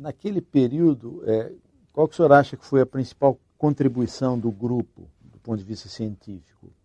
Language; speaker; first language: Portuguese; native; Portuguese